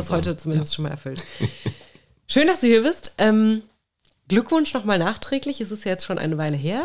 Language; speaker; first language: German; native; German